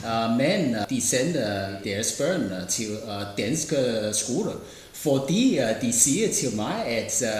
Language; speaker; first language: Danish; non-native, learner; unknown